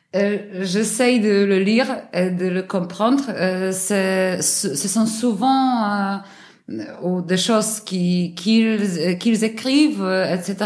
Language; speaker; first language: French; non-native, learner; Polish